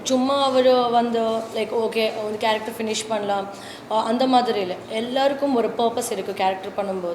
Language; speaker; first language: Tamil; non-native, learner; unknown